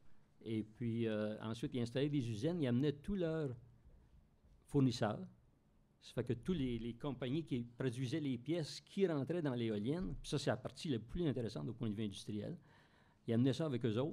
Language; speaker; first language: French; native; French